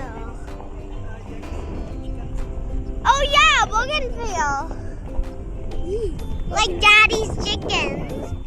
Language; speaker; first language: English; non-native, learner; Indonesian